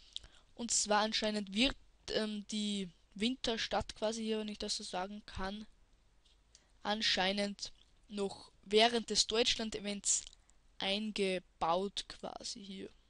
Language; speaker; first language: German; native; German